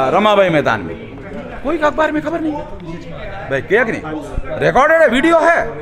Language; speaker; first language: Hindi; non-native, local second language; Marathi